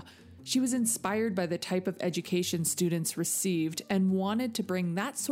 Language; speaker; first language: English; native; English